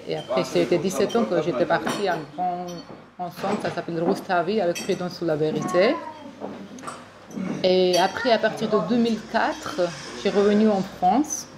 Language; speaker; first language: French; non-native, fluent; Georgian